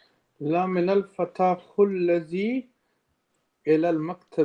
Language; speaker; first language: Arabic; non-native, learner; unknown